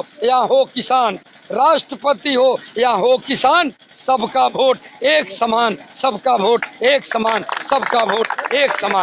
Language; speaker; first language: Hindi; native; Hindi